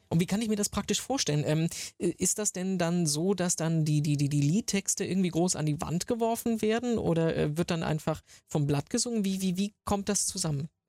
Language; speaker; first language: German; native; German